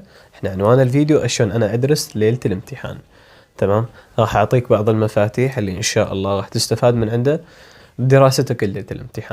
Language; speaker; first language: Arabic; native; Arabic